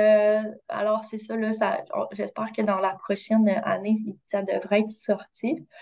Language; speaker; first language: French; native; French